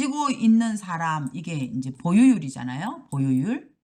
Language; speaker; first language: Korean; native; Korean